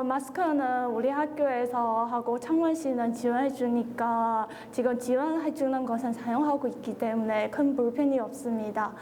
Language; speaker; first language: Korean; non-native, fluent; Chinese